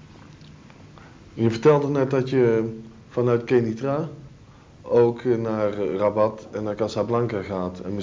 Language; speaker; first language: Dutch; native; Dutch